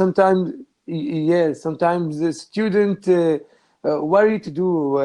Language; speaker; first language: English; non-native, learner; Arabic